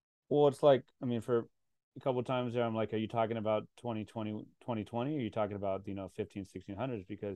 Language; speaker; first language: English; native; English